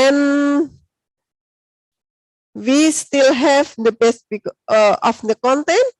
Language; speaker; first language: English; non-native, learner; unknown